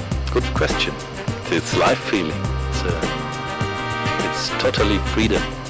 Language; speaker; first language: English; non-native, learner; German